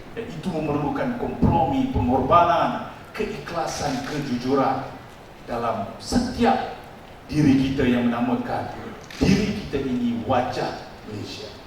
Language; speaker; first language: Malay; non-native, local second language; Tamil